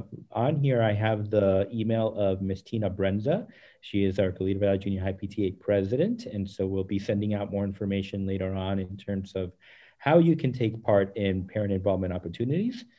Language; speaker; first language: English; early bilingual, other home language; Spanish